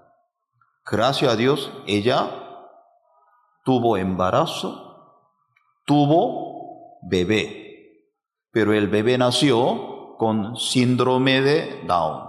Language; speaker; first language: Spanish; non-native, fluent; Korean